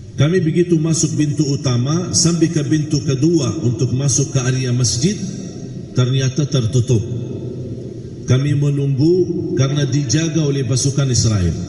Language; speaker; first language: Malay; non-native, fluent; Arabic